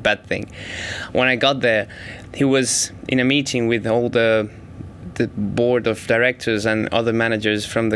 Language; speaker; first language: English; non-native, fluent; Spanish